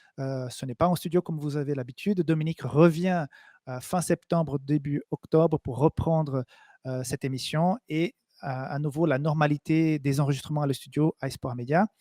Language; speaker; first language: French; native; French